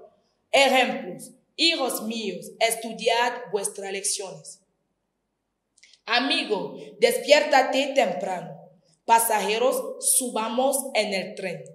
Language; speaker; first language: Spanish; non-native, fluent; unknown